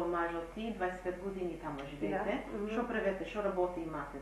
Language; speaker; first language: Macedonian; early bilingual, heritage; Macedonian